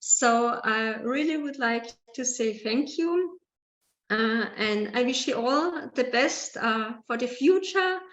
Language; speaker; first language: English; non-native, learner; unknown